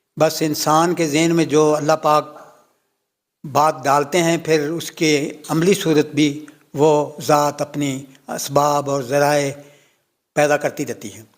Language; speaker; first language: Urdu; non-native, local second language; Punjabi